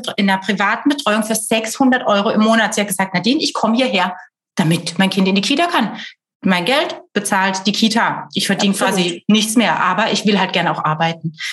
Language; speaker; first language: German; native; German